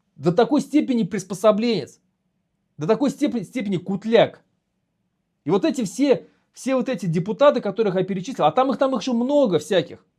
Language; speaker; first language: Russian; non-native, local second language; Bashkir